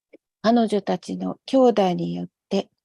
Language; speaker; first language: Japanese; native; Japanese